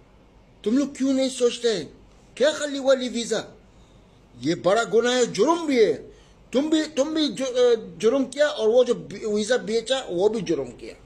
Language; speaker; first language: Hindi; non-native, learner; Arabic